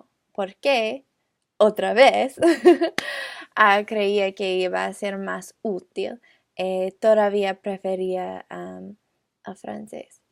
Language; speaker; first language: Spanish; non-native, learner; English